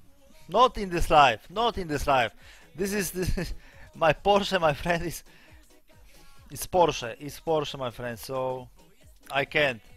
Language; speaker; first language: English; non-native, learner; Polish